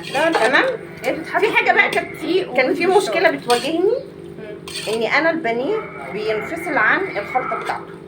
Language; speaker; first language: Arabic; native; Arabic